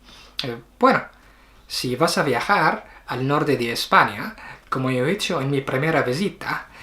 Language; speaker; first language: Spanish; non-native, learner; Arabic